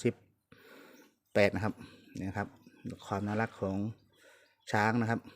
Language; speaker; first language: Thai; native; Thai